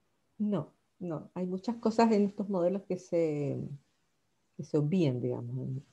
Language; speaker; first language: Spanish; native; Spanish